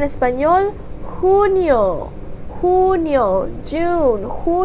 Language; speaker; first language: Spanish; early bilingual, heritage; Spanish